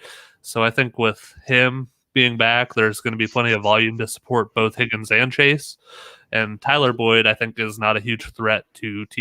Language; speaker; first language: English; native; English